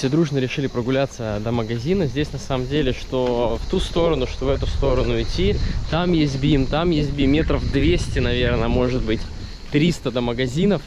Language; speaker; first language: Russian; native; Russian